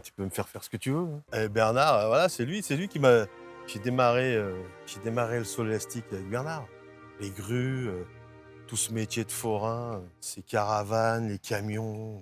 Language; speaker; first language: French; native; French